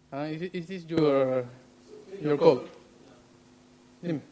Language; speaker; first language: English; non-native, learner; Spanish